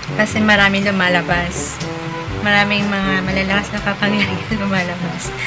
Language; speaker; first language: Filipino; native; Filipino